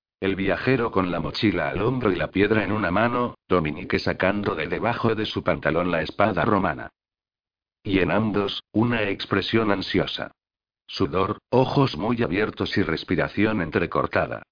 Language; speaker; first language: Spanish; native; Spanish